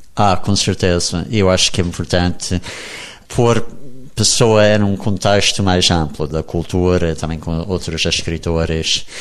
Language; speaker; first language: Portuguese; non-native, fluent; English